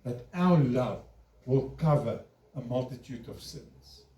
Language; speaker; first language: English; non-native, local second language; Afrikaans